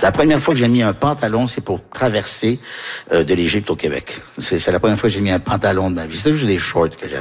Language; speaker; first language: French; early bilingual, heritage; French